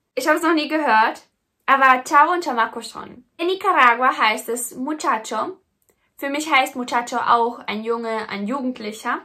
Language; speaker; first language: German; native; German